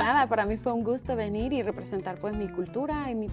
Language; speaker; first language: Spanish; early bilingual, other home language; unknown